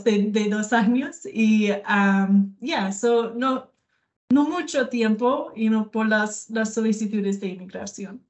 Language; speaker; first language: Spanish; non-native, learner; English